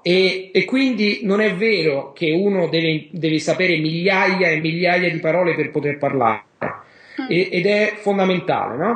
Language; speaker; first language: Italian; native; Italian